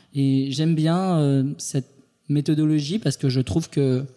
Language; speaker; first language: French; native; French